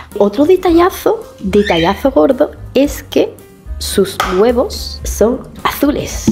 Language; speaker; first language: Spanish; native; Spanish